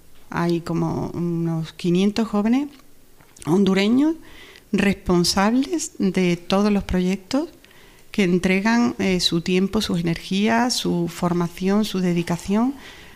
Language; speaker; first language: Spanish; native; Spanish